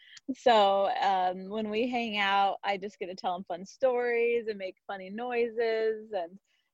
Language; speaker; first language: English; native; English